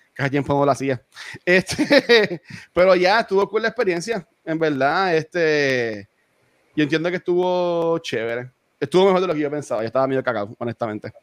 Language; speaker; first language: Spanish; native; Spanish